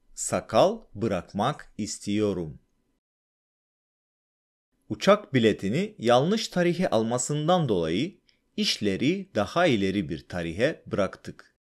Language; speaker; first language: Turkish; non-native, fluent; Russian